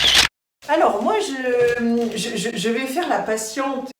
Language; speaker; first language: French; native; French